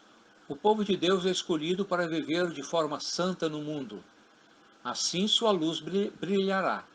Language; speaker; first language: Portuguese; native; Portuguese